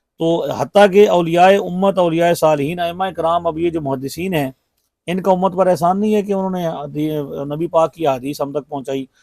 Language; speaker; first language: Urdu; non-native, local second language; Punjabi